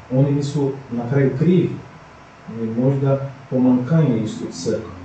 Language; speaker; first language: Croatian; non-native, fluent; Portuguese